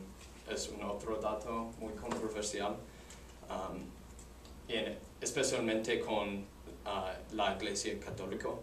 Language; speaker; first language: Spanish; non-native, learner; English